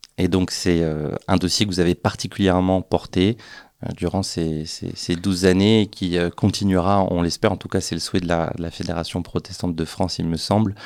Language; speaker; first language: French; native; French